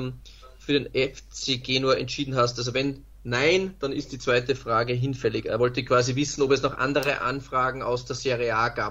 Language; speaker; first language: German; native; German